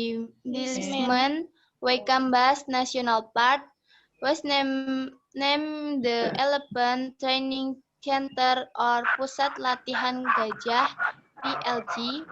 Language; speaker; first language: English; non-native, learner; Indonesian